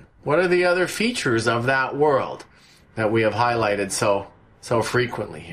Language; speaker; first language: English; native; English